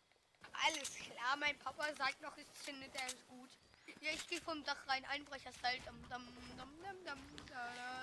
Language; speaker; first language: German; native; German